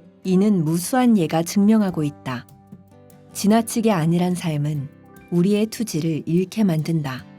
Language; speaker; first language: Korean; native; Korean